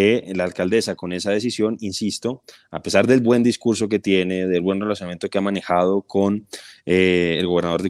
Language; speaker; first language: Spanish; native; Spanish